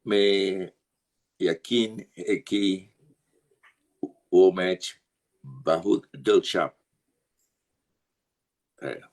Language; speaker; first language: Hindi; non-native, learner; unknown